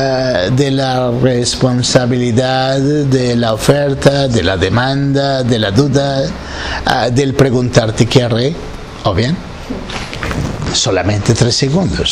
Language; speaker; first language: Spanish; native; Spanish